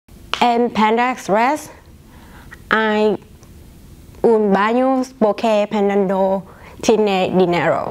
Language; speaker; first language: Spanish; non-native, learner; English